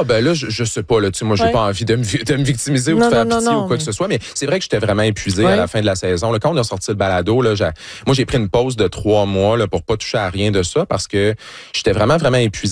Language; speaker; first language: French; native; French